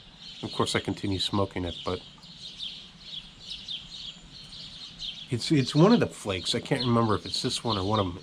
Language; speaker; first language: English; native; English